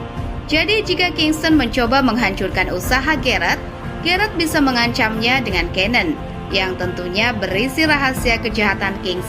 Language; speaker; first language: Indonesian; native; Indonesian